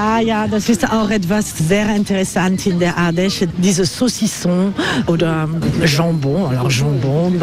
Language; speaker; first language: German; non-native, learner; French